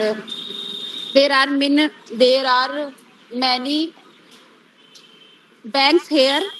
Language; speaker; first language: English; non-native, learner; Hindi